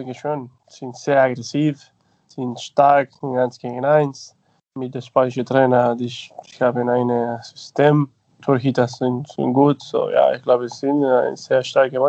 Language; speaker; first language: German; non-native, fluent; Spanish